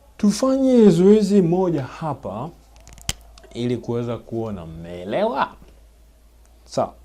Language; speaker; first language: Swahili; native; Swahili